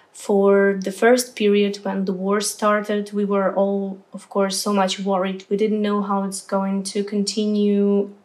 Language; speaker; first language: English; non-native, fluent; Ukrainian